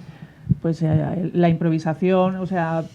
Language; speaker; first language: Spanish; native; Spanish